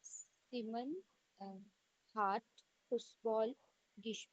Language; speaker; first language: German; non-native, learner; Urdu